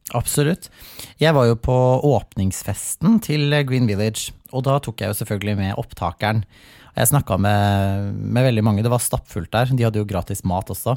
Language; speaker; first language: Norwegian; native; Norwegian